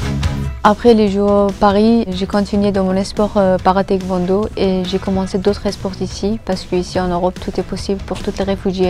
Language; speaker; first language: French; non-native, learner; Persian